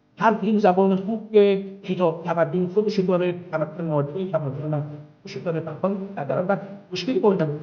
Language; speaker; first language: Persian; non-native, local second language; Azerbaijani